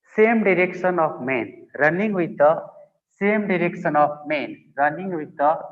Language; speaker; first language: English; non-native, local second language; Nepali